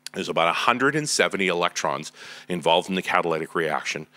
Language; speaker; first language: English; native; English